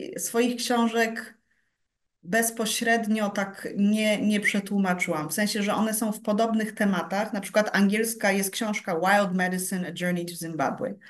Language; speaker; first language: Polish; early bilingual, heritage; Polish